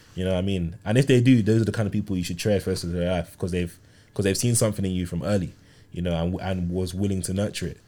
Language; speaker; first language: English; early bilingual, other home language; Yoruba